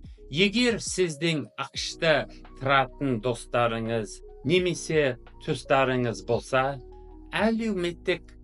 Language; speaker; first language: Kazakh; non-native, fluent; English